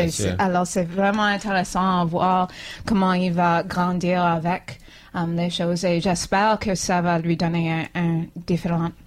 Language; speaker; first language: French; non-native, fluent; English